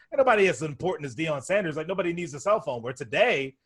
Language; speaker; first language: English; native; English